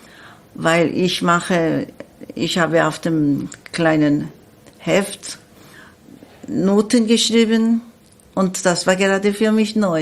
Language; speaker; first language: German; non-native, learner; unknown